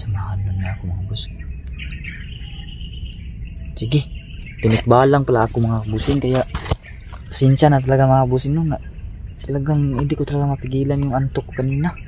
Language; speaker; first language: Filipino; non-native, local second language; Cebuano